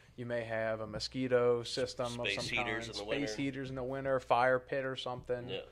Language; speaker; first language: English; native; English